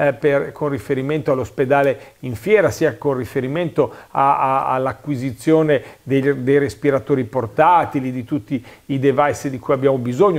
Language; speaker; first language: Italian; native; Italian